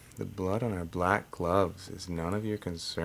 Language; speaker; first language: English; native; English